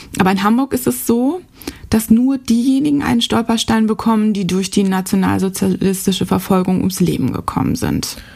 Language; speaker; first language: German; native; German